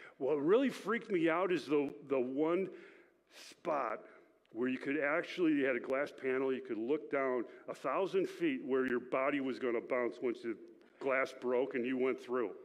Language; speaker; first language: English; native; English